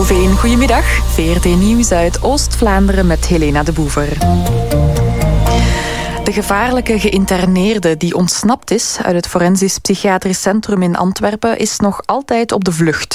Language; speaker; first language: Dutch; native; Dutch